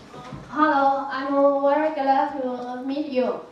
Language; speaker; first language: English; non-native, learner; Chinese